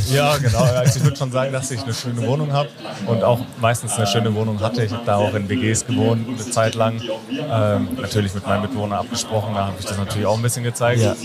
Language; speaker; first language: German; native; German